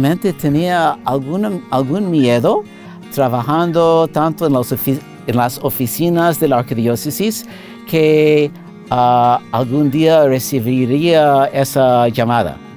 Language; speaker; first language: Spanish; non-native, fluent; English